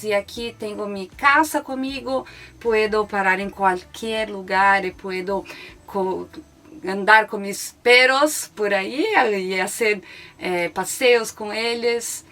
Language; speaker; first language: Spanish; non-native, learner; Portuguese